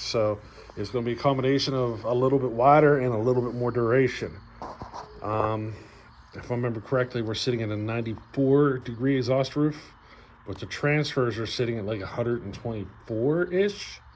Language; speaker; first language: English; native; English